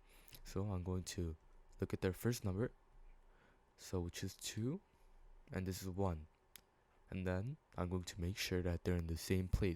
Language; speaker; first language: English; native; English